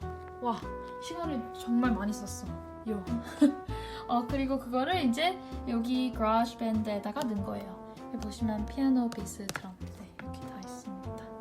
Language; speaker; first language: Korean; early bilingual, heritage; Korean